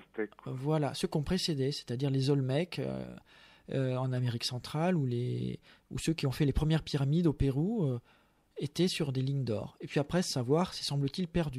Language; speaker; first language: French; native; French